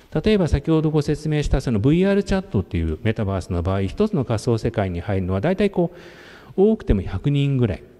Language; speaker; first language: Japanese; native; Japanese